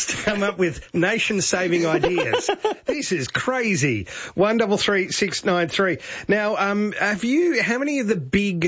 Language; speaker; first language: English; native; English